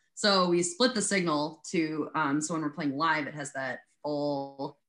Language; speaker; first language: English; native; English